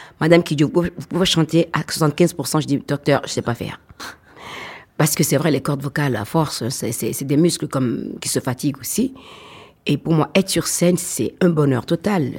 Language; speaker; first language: French; non-native, local second language; Fon